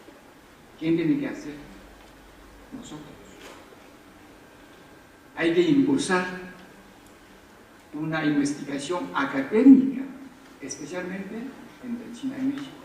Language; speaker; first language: Spanish; non-native, fluent; Chinese